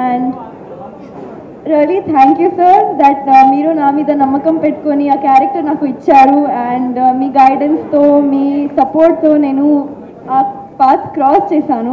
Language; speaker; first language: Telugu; non-native, learner; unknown